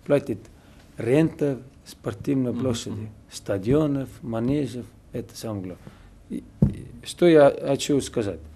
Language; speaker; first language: Russian; non-native, learner; Estonian